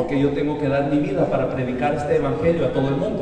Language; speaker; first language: Spanish; native; Spanish